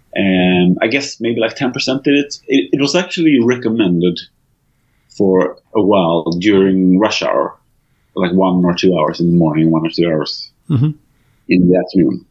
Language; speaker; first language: English; non-native, fluent; Swedish